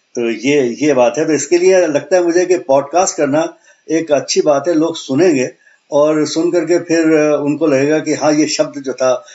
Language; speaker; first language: Hindi; native; Hindi